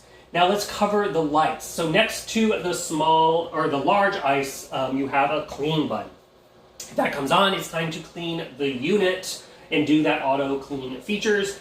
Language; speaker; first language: English; native; English